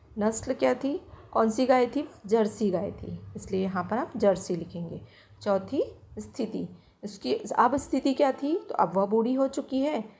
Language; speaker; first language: Hindi; non-native, local second language; Marathi